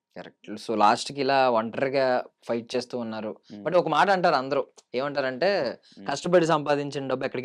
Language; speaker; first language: Telugu; native; Telugu